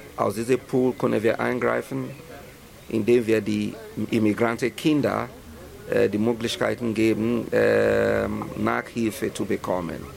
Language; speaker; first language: German; non-native, fluent; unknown